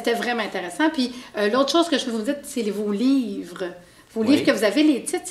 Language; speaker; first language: French; native; French